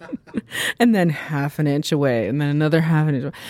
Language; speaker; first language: English; native; English